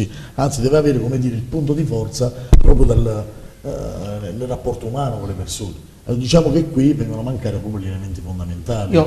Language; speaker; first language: Italian; native; Italian